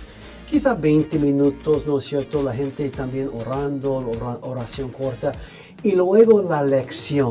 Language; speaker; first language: Spanish; non-native, fluent; English